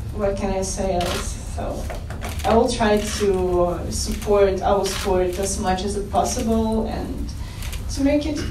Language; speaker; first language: English; non-native, fluent; Russian